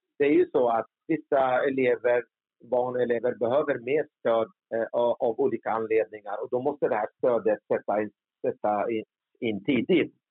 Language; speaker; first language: Swedish; early bilingual, other home language; Turoyo